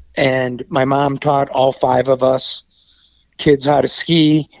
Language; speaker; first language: English; native; English